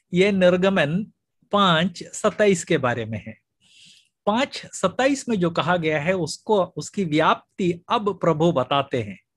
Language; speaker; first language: Hindi; non-native, local second language; Malayalam